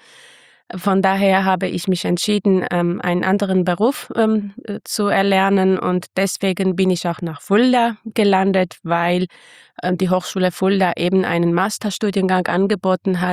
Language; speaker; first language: German; non-native, fluent; Armenian